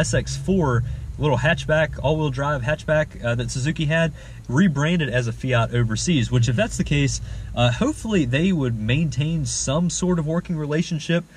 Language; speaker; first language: English; native; English